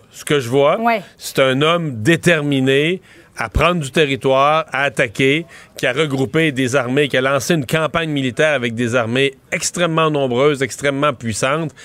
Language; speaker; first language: French; native; French